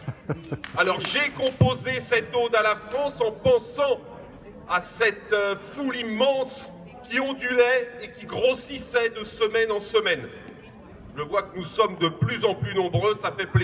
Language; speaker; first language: French; native; French